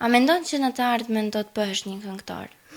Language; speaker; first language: Albanian; native; Albanian